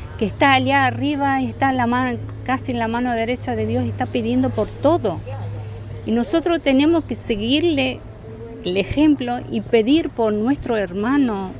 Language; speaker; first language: Spanish; non-native, fluent; Arabic